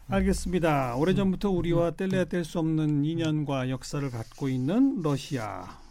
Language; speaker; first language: Korean; native; Korean